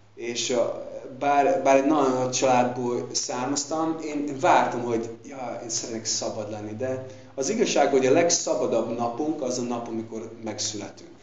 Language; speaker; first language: Hungarian; non-native, fluent; English